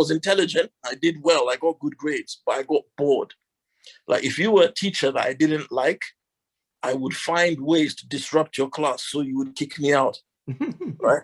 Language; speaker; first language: English; non-native, local second language; Hausa